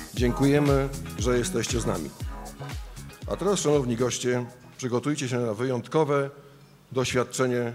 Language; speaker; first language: Polish; native; Polish